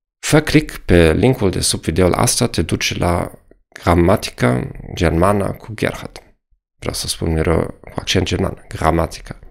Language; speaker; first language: Romanian; non-native, fluent; German